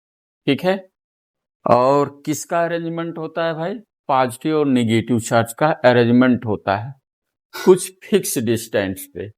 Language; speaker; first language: Hindi; native; Hindi